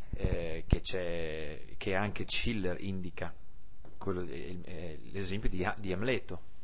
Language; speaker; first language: Italian; native; Italian